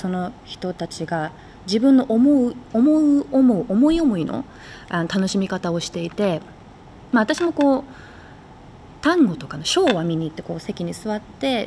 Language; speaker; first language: Japanese; native; Japanese